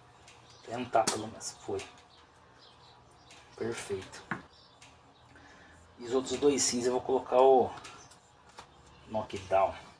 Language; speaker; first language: Portuguese; native; Portuguese